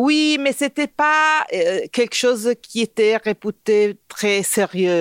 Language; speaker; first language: French; non-native, fluent; Italian